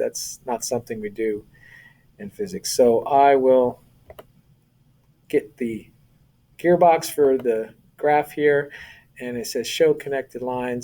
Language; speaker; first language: English; native; English